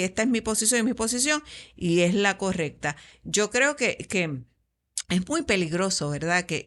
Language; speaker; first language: Spanish; native; Spanish